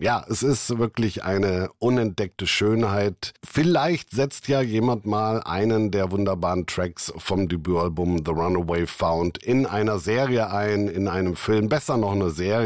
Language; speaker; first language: German; native; German